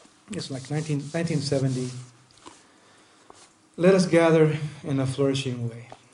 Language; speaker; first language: English; native; English